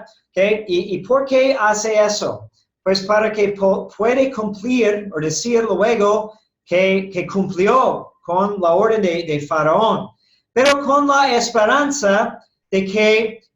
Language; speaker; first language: Spanish; non-native, fluent; English